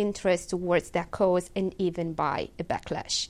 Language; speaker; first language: English; non-native, fluent; Italian